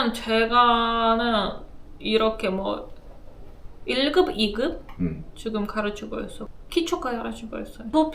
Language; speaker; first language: Korean; non-native, fluent; Russian